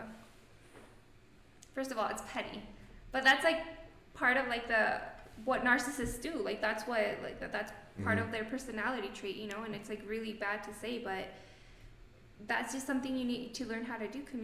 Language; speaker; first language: English; non-native, fluent; Spanish